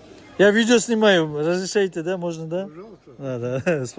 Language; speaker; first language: Russian; non-native, local second language; Kazakh